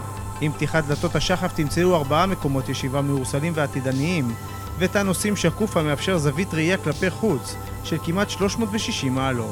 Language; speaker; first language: Hebrew; native; Hebrew